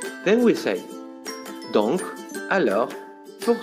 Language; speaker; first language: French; non-native, fluent; Spanish